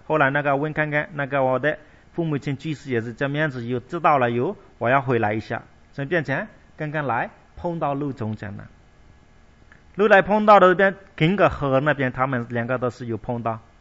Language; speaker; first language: Chinese; non-native, fluent; Burmese